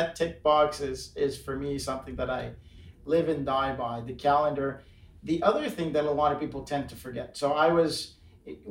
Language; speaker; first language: English; native; English